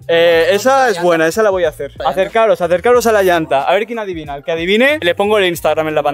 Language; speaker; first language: Spanish; native; Spanish